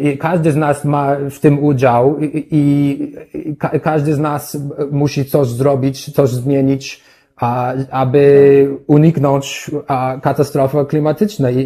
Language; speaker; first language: Polish; non-native, learner; English